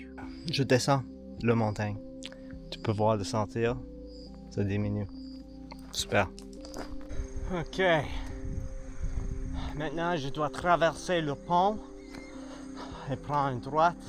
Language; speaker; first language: French; non-native, learner; English